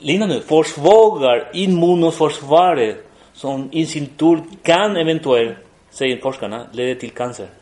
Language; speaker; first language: Swedish; non-native, fluent; Spanish